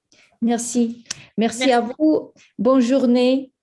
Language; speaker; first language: French; non-native, fluent; Ukrainian